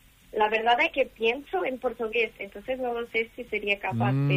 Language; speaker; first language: Spanish; non-native, learner; Portuguese